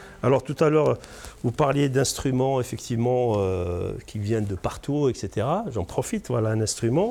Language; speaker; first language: French; non-native, local second language; Arabic